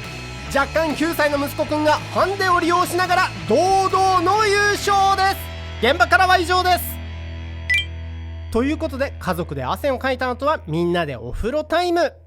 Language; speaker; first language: Japanese; native; Japanese